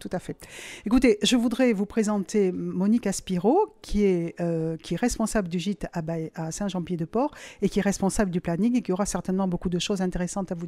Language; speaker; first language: French; native; French